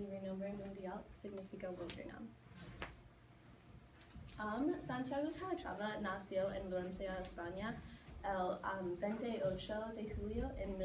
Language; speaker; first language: Spanish; non-native, learner; English